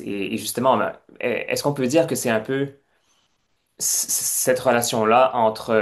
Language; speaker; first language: French; native; French